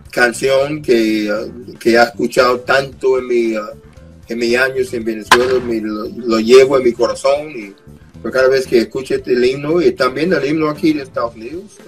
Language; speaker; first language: Spanish; non-native, fluent; English